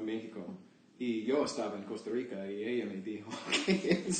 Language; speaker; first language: Spanish; non-native, learner; English